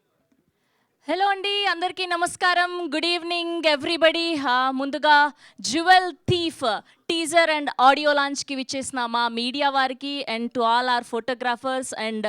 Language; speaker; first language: Telugu; native; Telugu